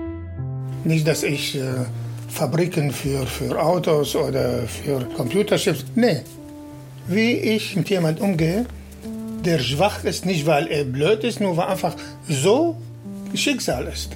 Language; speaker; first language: German; non-native, fluent; Arabic